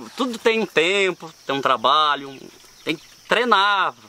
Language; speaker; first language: Portuguese; native; Portuguese